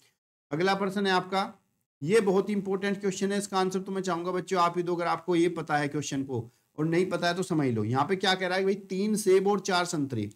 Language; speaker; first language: Hindi; native; Hindi